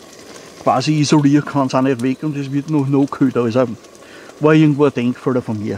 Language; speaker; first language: German; native; German